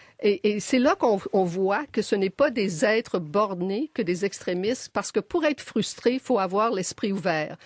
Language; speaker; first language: French; native; French